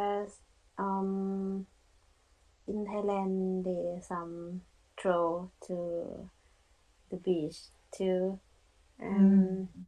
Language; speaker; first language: English; non-native, learner; Thai